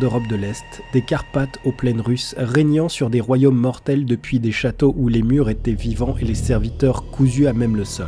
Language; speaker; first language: French; native; French